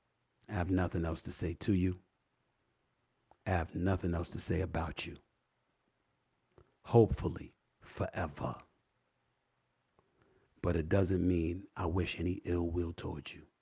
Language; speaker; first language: English; native; English